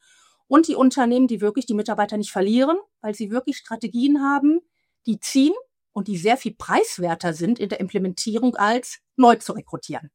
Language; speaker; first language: German; native; German